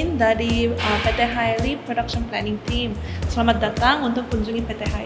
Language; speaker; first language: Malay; non-native, fluent; Korean